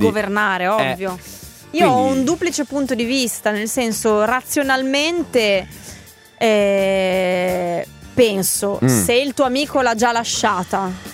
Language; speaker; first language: Italian; native; Italian